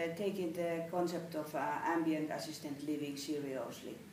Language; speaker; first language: English; non-native, fluent; Finnish